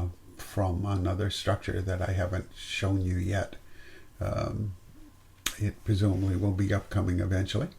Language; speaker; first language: English; native; English